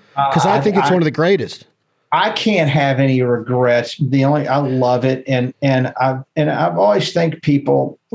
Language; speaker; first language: English; native; English